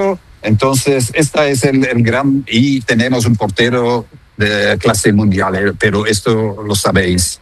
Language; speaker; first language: Spanish; non-native, fluent; Dutch